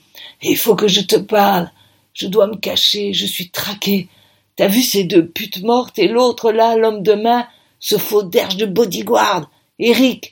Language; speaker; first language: French; native; French